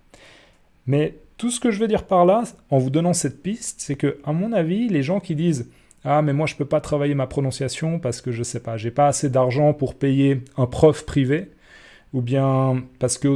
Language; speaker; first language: French; native; French